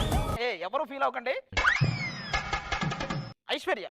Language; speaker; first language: Telugu; native; Telugu